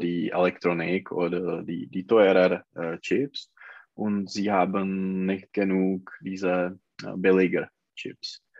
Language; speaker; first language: German; non-native, learner; Czech